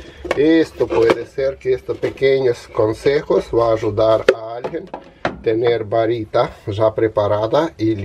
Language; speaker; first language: Spanish; non-native, learner; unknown